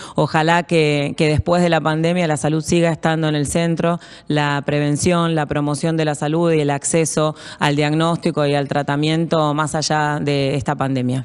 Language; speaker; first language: Spanish; native; Spanish